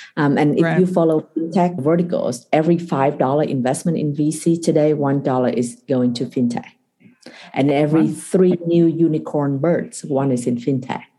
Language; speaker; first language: English; non-native, fluent; Vietnamese